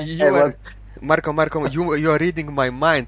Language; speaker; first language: English; non-native, fluent; Lithuanian